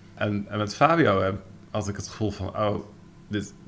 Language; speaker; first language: Dutch; native; Dutch